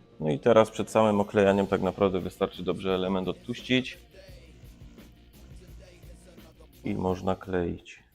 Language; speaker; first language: Polish; native; Polish